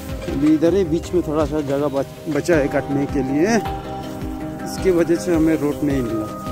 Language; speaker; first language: Hindi; non-native, local second language; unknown